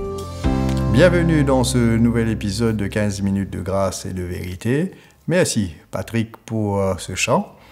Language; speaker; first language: French; native; French